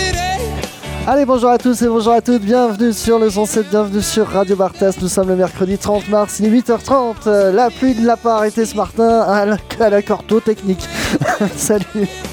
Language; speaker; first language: French; native; French